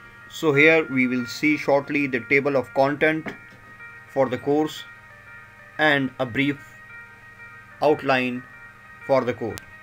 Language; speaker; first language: English; non-native, local second language; Urdu